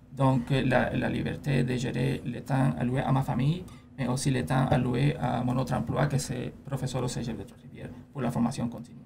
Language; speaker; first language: French; non-native, fluent; Spanish